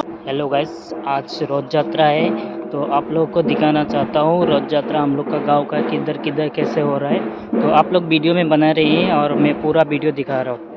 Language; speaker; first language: Hindi; non-native, local second language; Bangla